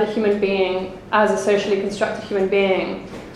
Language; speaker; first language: English; native; English